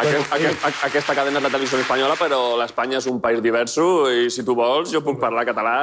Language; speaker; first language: Catalan; non-native, local second language; Spanish